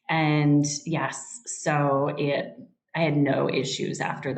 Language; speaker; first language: English; native; English